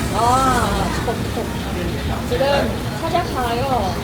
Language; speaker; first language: Korean; non-native, learner; Chinese